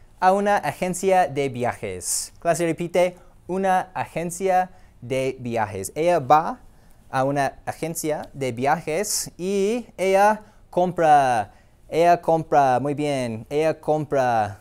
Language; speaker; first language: Spanish; non-native, fluent; English